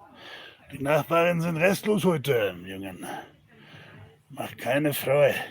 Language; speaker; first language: German; non-native, learner; Spanish